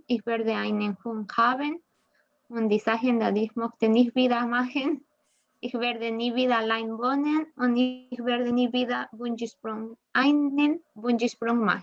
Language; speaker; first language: German; non-native, learner; Spanish